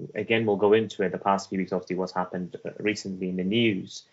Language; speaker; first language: English; early bilingual, other home language; Persian